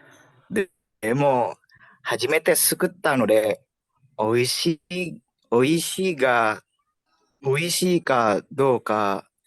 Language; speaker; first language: Japanese; non-native, learner; Indonesian